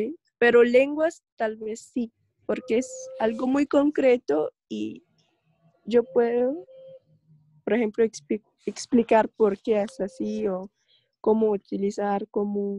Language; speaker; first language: Spanish; non-native, learner; Russian